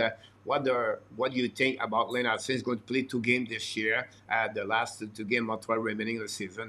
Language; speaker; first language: English; non-native, fluent; French